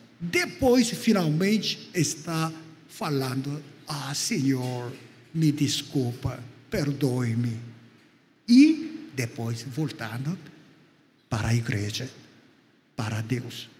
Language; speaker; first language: Portuguese; non-native, fluent; Korean